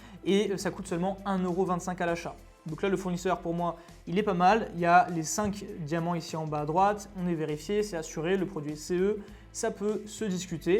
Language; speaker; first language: French; native; French